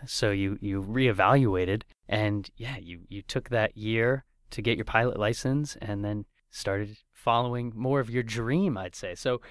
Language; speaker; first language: English; native; English